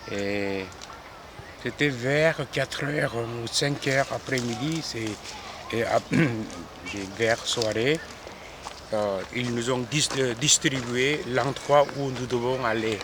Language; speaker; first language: French; non-native, fluent; Korean